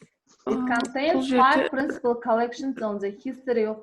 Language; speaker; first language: English; non-native, learner; Kazakh